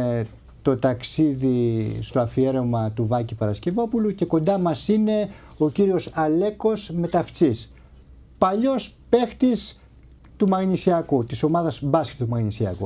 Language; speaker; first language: Greek; native; Greek